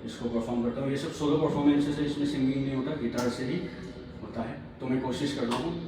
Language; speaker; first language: Hindi; non-native, local second language; Assamese